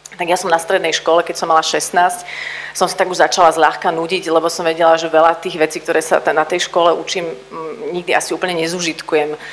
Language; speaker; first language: Slovak; native; Slovak